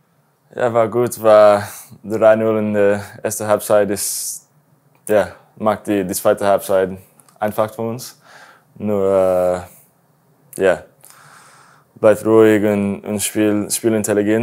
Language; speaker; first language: German; non-native, learner; English